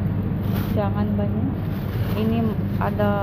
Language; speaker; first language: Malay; non-native, learner; Filipino